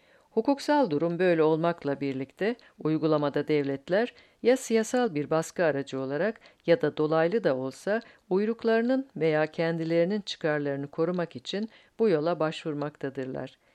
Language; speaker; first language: Turkish; native; Turkish